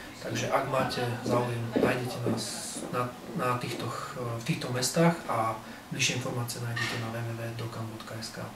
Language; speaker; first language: Slovak; native; Slovak